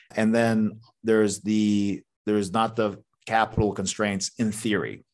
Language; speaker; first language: English; native; English